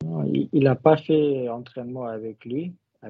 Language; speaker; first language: French; non-native, learner; Russian